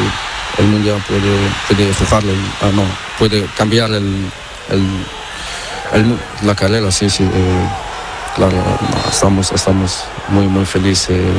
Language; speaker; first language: Spanish; non-native, learner; Portuguese